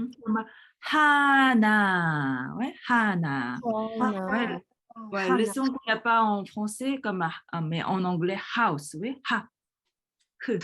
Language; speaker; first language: French; early bilingual, other home language; Korean